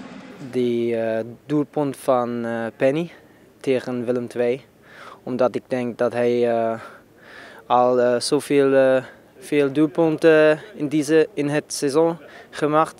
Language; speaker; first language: Dutch; non-native, learner; German